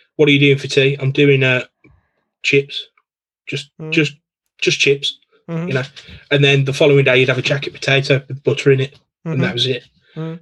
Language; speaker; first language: English; native; English